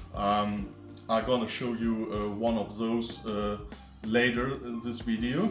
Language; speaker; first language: English; non-native, fluent; German